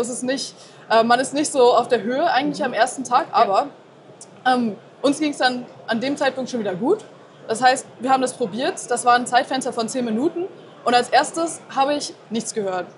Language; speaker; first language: German; native; German